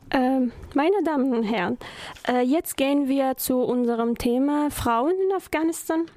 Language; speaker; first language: German; non-native, learner; Persian